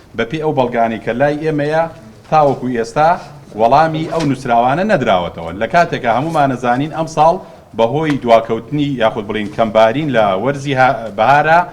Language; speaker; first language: Central Kurdish; native; Central Kurdish